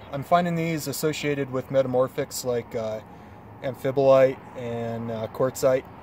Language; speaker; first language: English; native; English